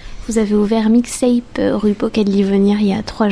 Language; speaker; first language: French; native; French